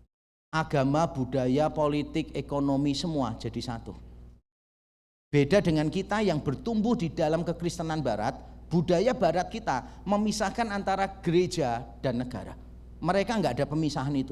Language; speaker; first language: Indonesian; native; Indonesian